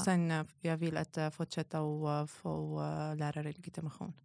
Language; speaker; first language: Swedish; non-native, learner; Arabic